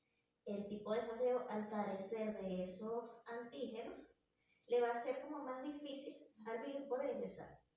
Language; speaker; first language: Spanish; native; Spanish